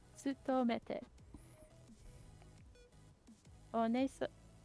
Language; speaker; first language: Japanese; non-native, learner; English